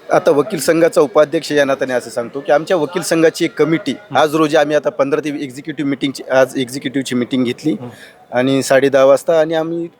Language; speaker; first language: Marathi; native; Marathi